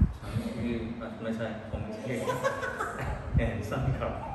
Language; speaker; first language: Thai; non-native, learner; Cantonese